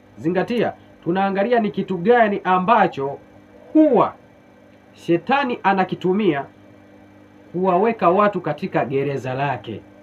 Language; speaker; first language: Swahili; native; Swahili